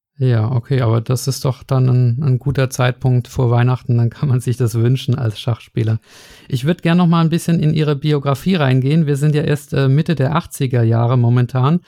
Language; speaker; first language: German; native; German